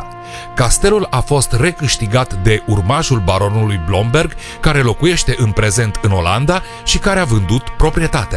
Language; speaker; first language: Romanian; native; Romanian